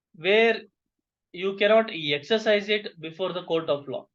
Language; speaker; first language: English; non-native, local second language; Kannada